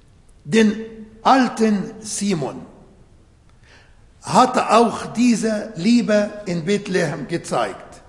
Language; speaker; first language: German; non-native, fluent; Arabic